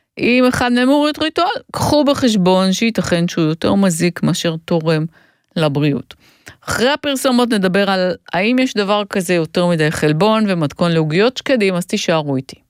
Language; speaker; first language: Hebrew; native; Hebrew